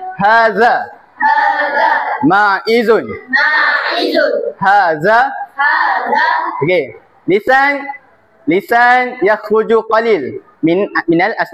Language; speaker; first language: Arabic; non-native, learner; Malay